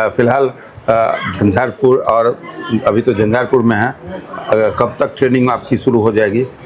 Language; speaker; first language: Hindi; native; Hindi